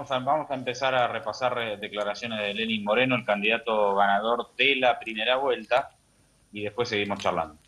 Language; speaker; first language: Spanish; native; Spanish